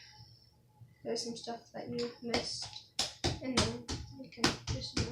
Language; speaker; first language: English; native; English